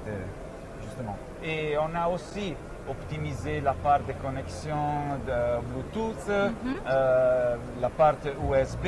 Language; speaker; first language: French; non-native, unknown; Italian